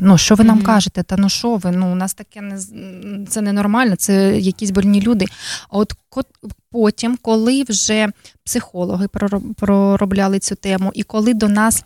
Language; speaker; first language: Ukrainian; native; Ukrainian